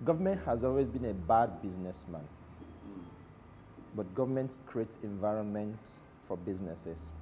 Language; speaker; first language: English; non-native, local second language; Igbo